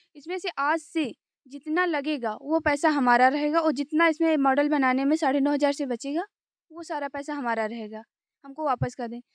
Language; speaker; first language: Hindi; native; Hindi